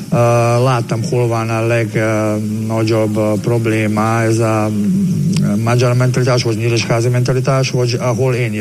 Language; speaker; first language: Hungarian; non-native, learner; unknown